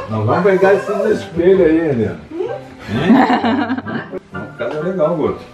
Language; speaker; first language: Portuguese; native; Portuguese